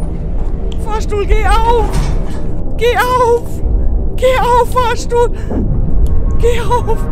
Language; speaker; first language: German; native; German